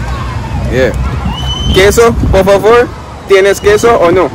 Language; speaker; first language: Spanish; non-native, learner; English